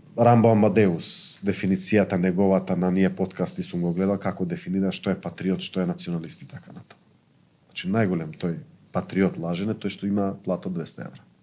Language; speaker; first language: Macedonian; non-native, local second language; Bosnian